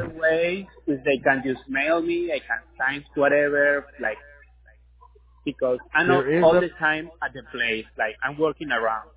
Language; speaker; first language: English; non-native, fluent; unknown